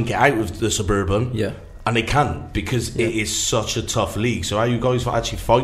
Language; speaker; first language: English; native; English